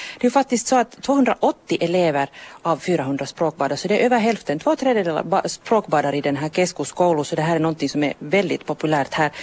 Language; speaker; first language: Swedish; native; Swedish